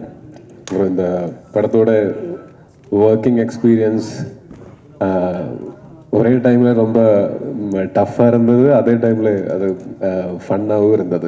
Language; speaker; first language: Tamil; non-native, learner; Malayalam